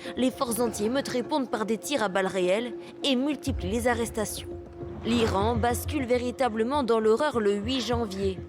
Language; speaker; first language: French; native; French